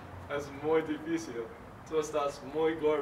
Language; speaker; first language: Spanish; non-native, learner; English